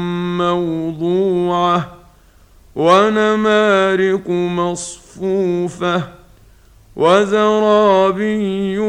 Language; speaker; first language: Arabic; native; Arabic